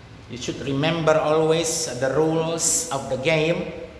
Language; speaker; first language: English; non-native, fluent; Indonesian